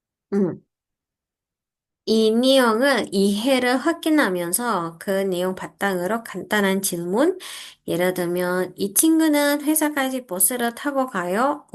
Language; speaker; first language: Korean; non-native, fluent; Indonesian